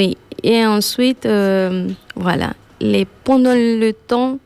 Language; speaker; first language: French; non-native, fluent; Spanish